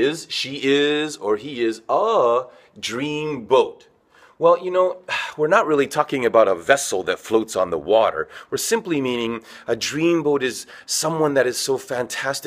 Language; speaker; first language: English; native; English